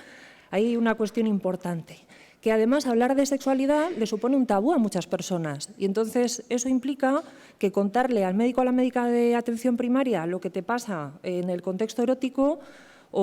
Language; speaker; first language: Spanish; native; Spanish